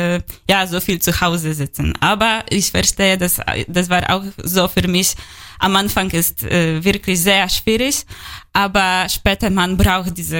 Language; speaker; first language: German; non-native, learner; Polish